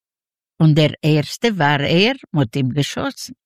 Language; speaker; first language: German; non-native, fluent; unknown